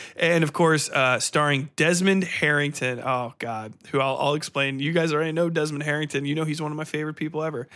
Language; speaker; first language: English; native; English